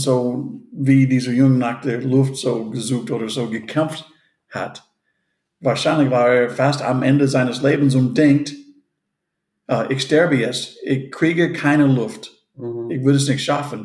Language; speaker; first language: German; non-native, fluent; English